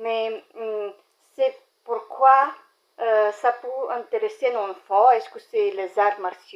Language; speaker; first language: French; non-native, learner; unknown